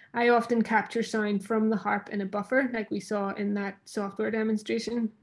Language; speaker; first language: English; native; English